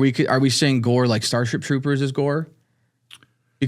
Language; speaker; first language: English; native; English